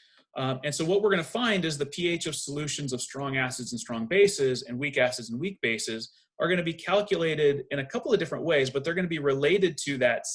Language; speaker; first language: English; native; English